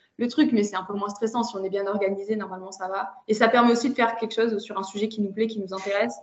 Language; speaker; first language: French; native; French